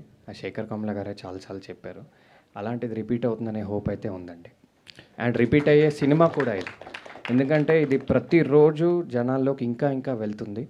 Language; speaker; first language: Telugu; native; Telugu